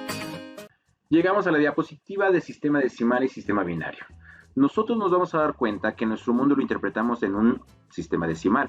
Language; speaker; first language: Spanish; native; Spanish